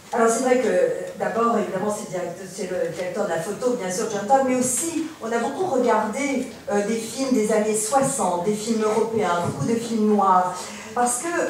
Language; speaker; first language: French; native; French